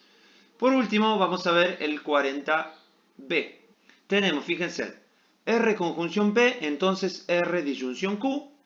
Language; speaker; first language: Spanish; native; Spanish